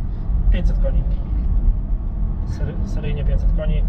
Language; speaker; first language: Polish; native; Polish